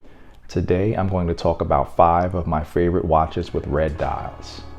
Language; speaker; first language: English; native; English